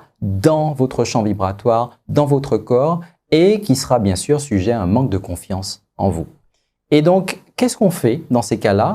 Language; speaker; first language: French; native; French